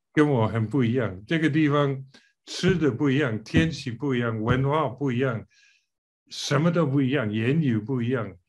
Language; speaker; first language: Chinese; non-native, fluent; English